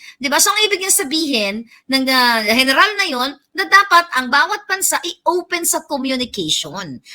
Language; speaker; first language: Filipino; non-native, local second language; Cebuano